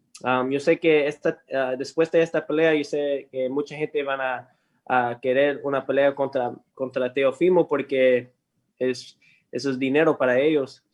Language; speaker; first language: Spanish; early bilingual, heritage; English